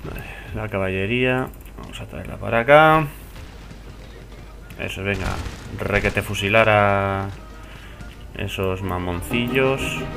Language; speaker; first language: Spanish; native; Spanish